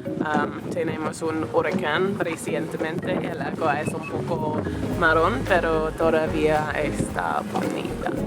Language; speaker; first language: Spanish; non-native, learner; English